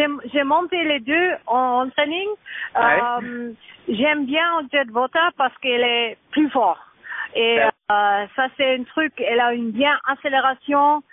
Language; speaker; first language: French; non-native, learner; German